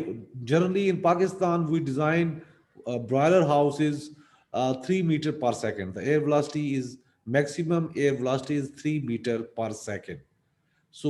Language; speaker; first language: English; non-native, local second language; Urdu